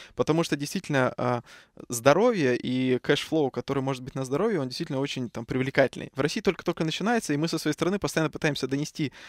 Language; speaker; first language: Russian; native; Russian